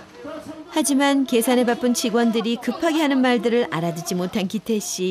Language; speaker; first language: Korean; native; Korean